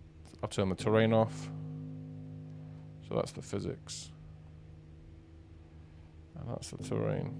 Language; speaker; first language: English; native; English